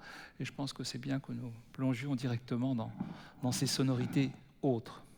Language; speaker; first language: French; native; French